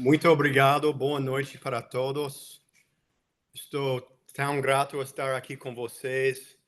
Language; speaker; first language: Portuguese; non-native, fluent; English